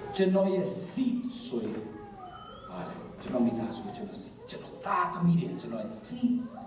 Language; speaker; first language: Burmese; non-native, local second language; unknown